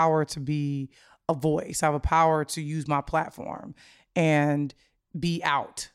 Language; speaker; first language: English; native; English